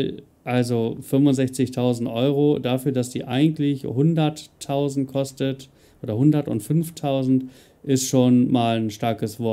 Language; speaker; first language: German; native; German